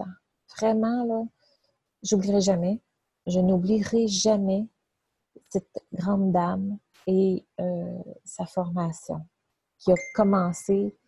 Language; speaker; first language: French; native; French